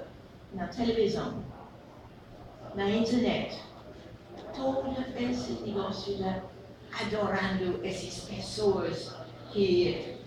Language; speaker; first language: Portuguese; non-native, fluent; English